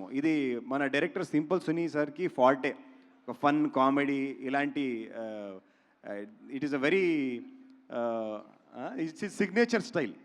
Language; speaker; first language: Telugu; non-native, local second language; Kannada